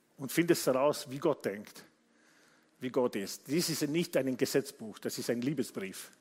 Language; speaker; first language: German; non-native, fluent; Italian